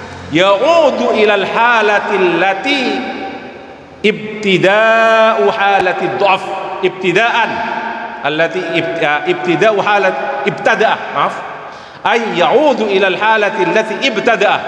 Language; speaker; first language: Arabic; non-native, fluent; Madurese